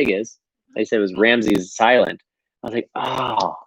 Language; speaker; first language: English; native; English